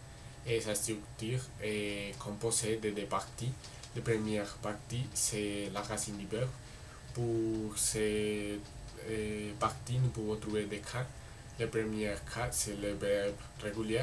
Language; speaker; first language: French; non-native, learner; Spanish